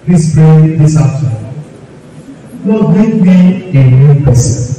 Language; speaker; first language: English; non-native, local second language; Yoruba